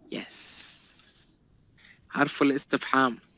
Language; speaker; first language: Arabic; non-native, learner; Urdu